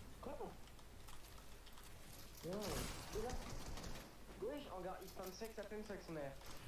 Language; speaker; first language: French; native; French